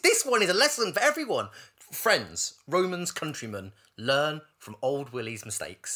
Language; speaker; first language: English; native; English